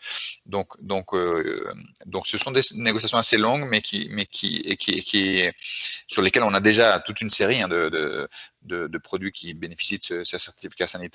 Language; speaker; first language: French; native; French